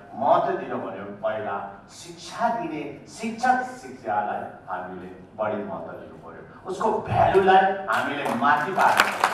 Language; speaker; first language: Nepali; native; Nepali